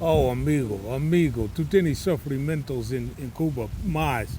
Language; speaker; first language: Spanish; non-native, learner; English